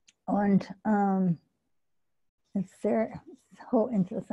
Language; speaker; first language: German; non-native, learner; English